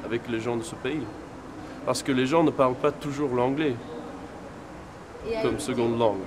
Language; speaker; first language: French; non-native, fluent; English